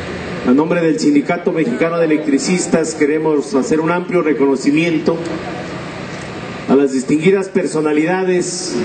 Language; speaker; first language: Spanish; native; Spanish